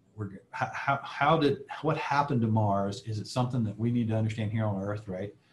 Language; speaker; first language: English; native; English